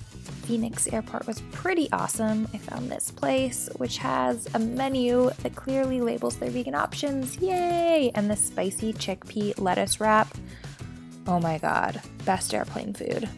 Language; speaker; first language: English; native; English